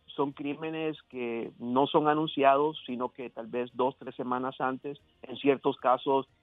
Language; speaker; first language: Spanish; early bilingual, heritage; Spanish